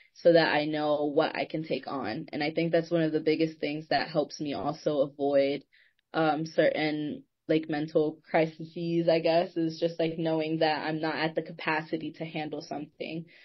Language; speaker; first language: English; native; English